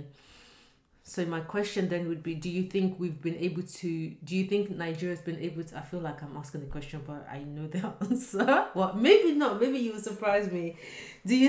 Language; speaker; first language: English; non-native, local second language; Yoruba